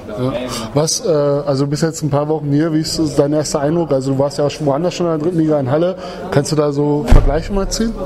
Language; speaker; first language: German; native; German